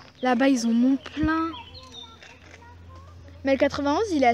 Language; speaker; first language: French; native; French